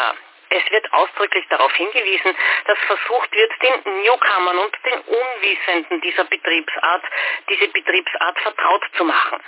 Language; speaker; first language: German; native; German